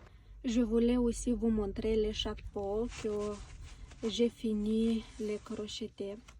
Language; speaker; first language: French; non-native, learner; Romanian